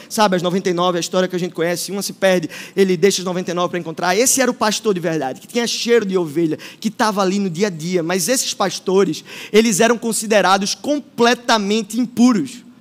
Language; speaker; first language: Portuguese; native; Portuguese